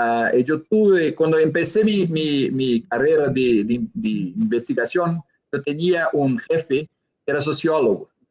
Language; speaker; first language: Spanish; non-native, fluent; Portuguese